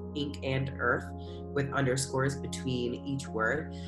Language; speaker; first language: English; native; English